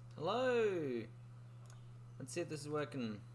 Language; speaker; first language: English; native; English